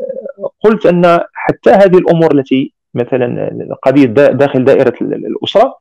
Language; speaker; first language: Arabic; native; Arabic